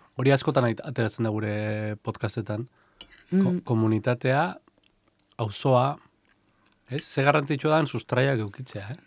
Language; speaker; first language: Basque; native; Basque